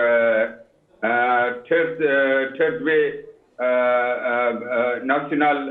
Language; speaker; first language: Hindi; non-native, learner; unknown